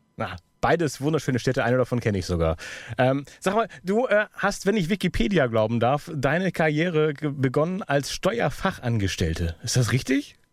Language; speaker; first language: German; native; German